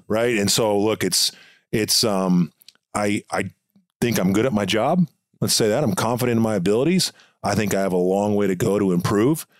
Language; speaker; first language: English; native; English